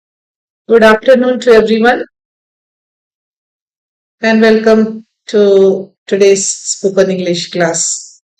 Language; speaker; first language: English; non-native, local second language; Hindi